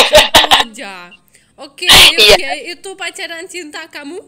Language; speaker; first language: Indonesian; non-native, learner; Russian